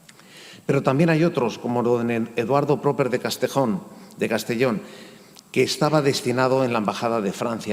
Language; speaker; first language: Spanish; native; Spanish